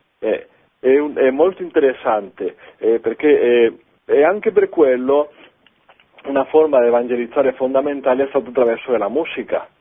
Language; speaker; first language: Italian; non-native, fluent; Spanish